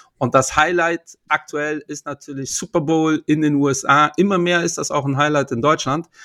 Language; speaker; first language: German; early bilingual, other home language; Portuguese